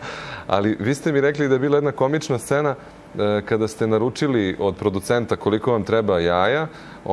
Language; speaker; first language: Croatian; native; Croatian